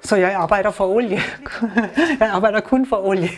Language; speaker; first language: Danish; non-native, learner; German